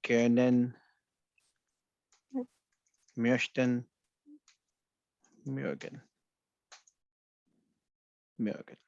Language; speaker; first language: German; non-native, fluent; Hindi